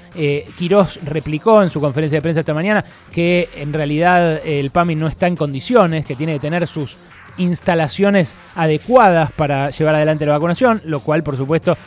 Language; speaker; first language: Spanish; native; Spanish